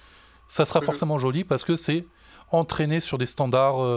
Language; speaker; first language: French; native; French